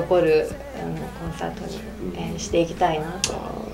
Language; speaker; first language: Japanese; native; Japanese